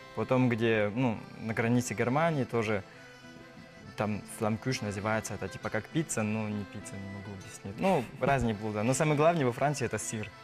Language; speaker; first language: Russian; non-native, fluent; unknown